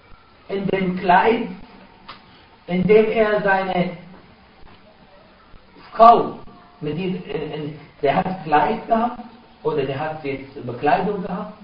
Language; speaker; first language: German; non-native, fluent; Arabic